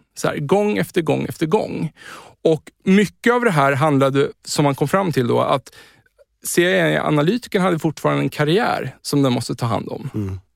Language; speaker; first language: Swedish; native; Swedish